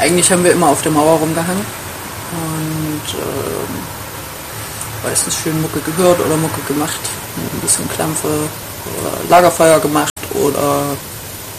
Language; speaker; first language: German; native; German